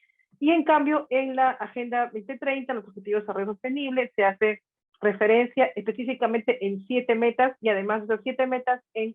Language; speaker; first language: Spanish; native; Spanish